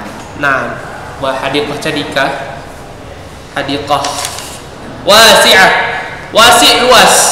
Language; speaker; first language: Arabic; non-native, fluent; Indonesian